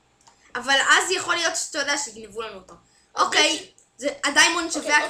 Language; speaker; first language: Hebrew; native; Hebrew